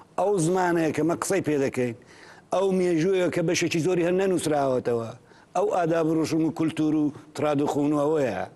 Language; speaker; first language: Central Kurdish; native; Central Kurdish